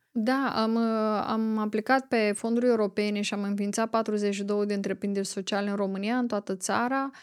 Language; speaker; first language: Romanian; native; Romanian